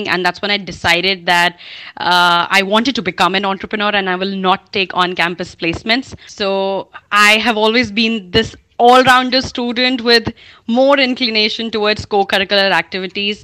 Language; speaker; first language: English; non-native, local second language; Hindi